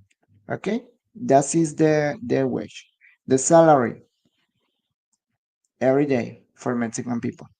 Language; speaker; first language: English; non-native, learner; Spanish